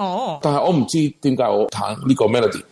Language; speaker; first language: Cantonese; non-native, learner; Spanish